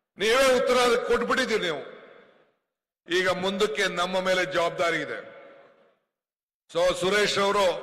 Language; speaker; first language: Kannada; native; Kannada